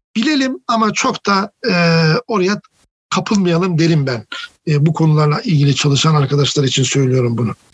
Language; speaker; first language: Turkish; native; Turkish